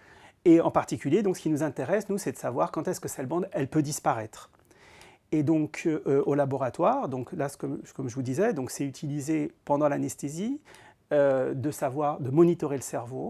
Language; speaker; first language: French; native; French